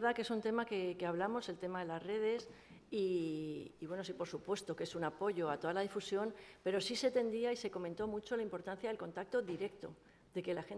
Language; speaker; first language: Spanish; native; Spanish